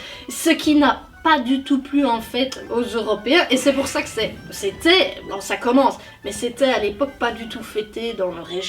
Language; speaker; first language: French; native; French